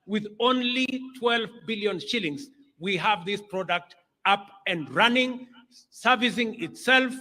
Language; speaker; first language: English; non-native, local second language; Kalenjin